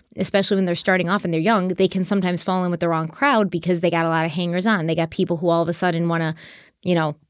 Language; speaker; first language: English; native; English